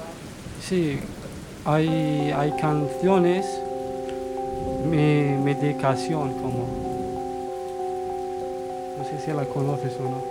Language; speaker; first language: Spanish; non-native, learner; Arabic